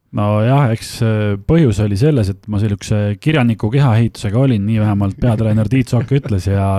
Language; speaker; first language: Estonian; native; Estonian